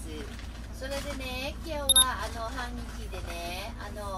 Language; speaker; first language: Japanese; non-native, fluent; Thai